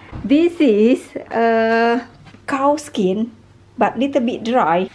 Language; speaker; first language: English; non-native, learner; Indonesian